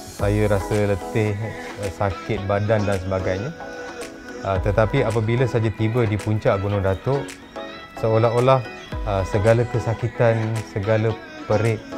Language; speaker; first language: Malay; non-native, local second language; Tamil